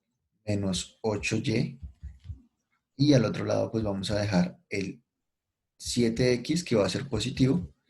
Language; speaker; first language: Spanish; native; Spanish